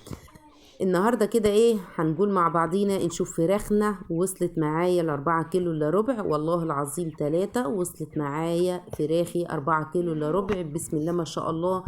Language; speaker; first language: Arabic; native; Arabic